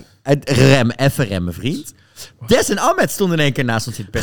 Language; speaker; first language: Dutch; native; Dutch